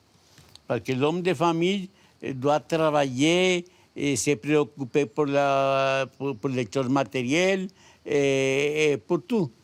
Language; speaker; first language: French; non-native, learner; Spanish